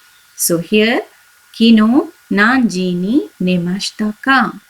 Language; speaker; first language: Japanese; non-native, fluent; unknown